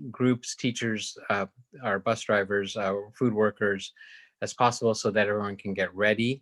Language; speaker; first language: English; native; English